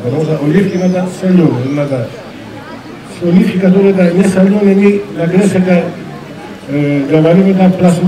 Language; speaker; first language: Russian; non-native, learner; Greek